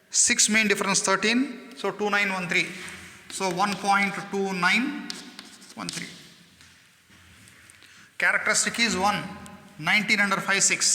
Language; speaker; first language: English; non-native, local second language; Kannada